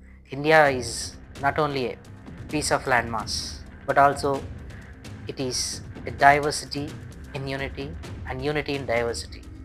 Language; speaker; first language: English; non-native, local second language; Telugu